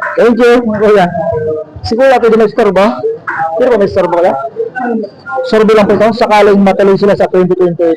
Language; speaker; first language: Filipino; non-native, local second language; Bikol